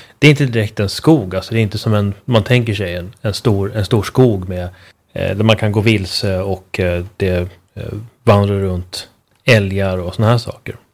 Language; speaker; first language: Swedish; native; Swedish